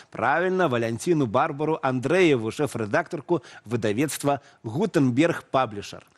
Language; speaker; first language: Belarusian; non-native, local second language; Russian